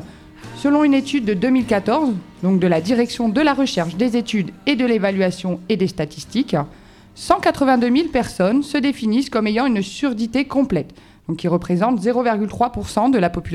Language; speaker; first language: French; native; French